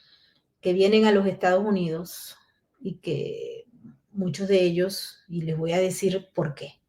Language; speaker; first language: Spanish; native; Spanish